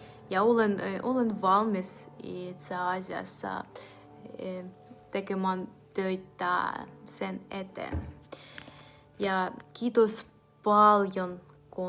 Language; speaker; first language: Finnish; non-native, fluent; Ukrainian